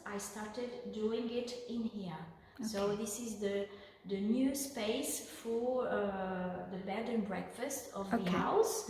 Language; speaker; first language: English; non-native, fluent; Portuguese